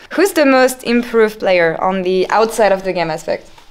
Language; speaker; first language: English; non-native, fluent; French